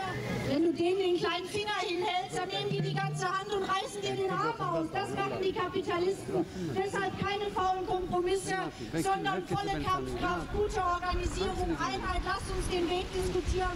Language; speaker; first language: German; native; German